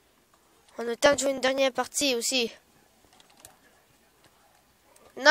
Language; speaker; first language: French; native; French